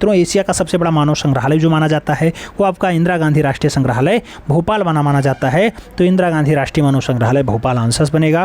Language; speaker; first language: Hindi; native; Hindi